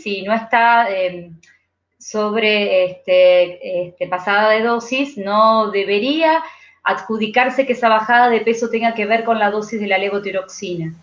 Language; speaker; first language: Spanish; native; Spanish